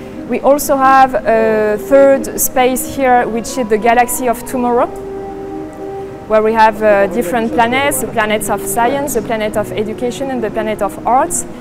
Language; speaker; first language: English; non-native, fluent; French